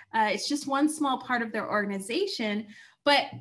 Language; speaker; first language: English; native; English